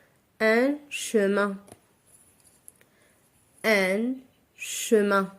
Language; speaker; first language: French; non-native, local second language; Arabic